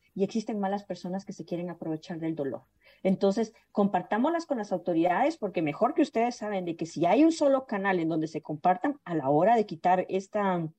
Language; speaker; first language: Spanish; native; Spanish